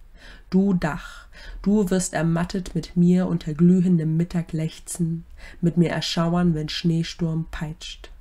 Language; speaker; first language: German; native; German